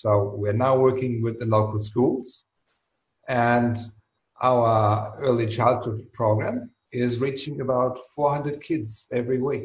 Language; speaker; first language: English; non-native, fluent; German